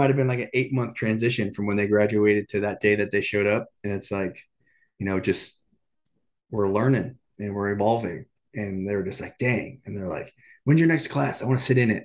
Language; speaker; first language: English; native; English